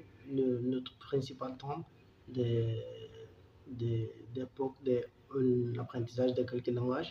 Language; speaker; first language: French; non-native, learner; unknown